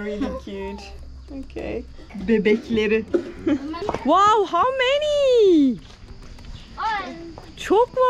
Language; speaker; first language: English; non-native, learner; Turkish